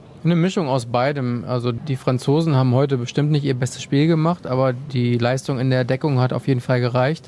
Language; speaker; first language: German; native; German